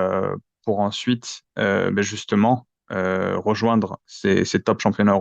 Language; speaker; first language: French; native; French